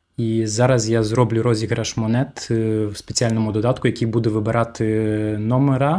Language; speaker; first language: Ukrainian; native; Ukrainian